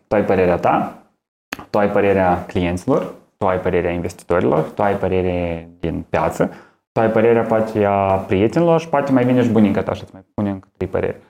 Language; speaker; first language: Romanian; native; Romanian